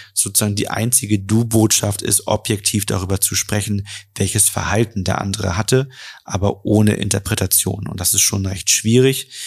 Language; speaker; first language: German; native; German